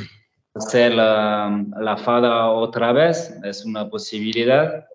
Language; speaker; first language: Spanish; non-native, learner; French